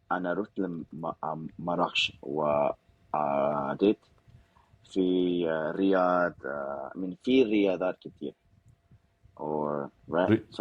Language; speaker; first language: Arabic; non-native, learner; Spanish